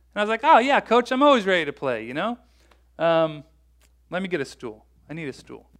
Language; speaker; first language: English; native; English